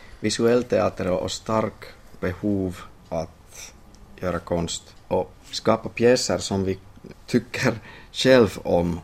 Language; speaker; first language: Swedish; non-native, local second language; Finnish